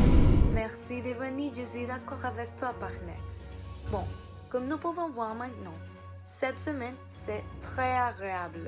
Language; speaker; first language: French; non-native, learner; Spanish